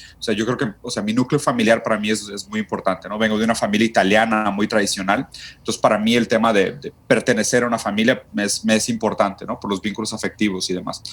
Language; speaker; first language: Spanish; early bilingual, other home language; Portuguese